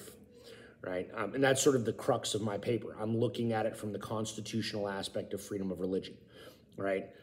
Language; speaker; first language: English; native; English